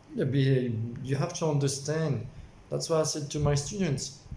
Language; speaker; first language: English; non-native, local second language; French